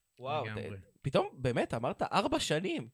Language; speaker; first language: Hebrew; native; Hebrew